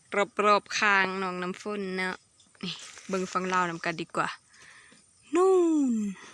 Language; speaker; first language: Thai; native; Thai